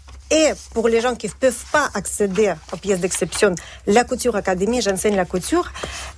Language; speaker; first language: French; non-native, fluent; Russian